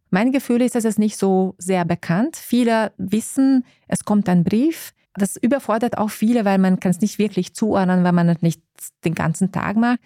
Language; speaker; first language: German; non-native, fluent; Hungarian